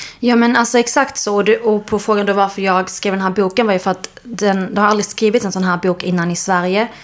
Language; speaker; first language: Swedish; early bilingual, other home language; Arabic